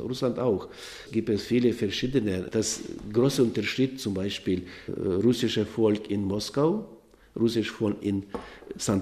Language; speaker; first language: German; non-native, learner; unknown